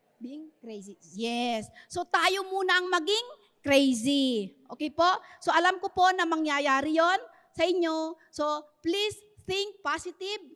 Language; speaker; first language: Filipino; native; Filipino